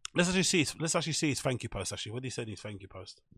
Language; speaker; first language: English; native; English